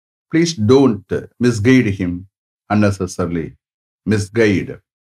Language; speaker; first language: English; non-native, local second language; Tamil